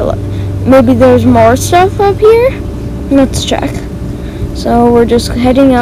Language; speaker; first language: English; native; English